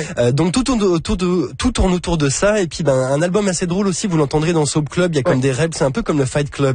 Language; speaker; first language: French; native; French